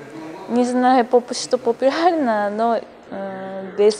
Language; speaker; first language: Russian; non-native, fluent; Japanese